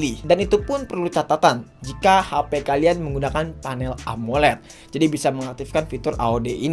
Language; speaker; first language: Indonesian; native; Indonesian